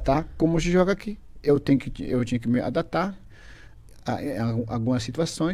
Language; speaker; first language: Portuguese; non-native, fluent; Dutch